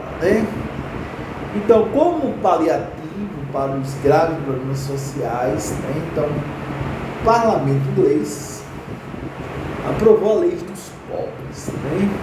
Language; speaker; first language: Portuguese; native; Portuguese